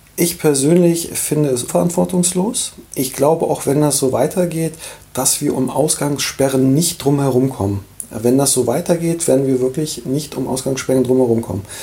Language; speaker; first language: German; early bilingual, other home language; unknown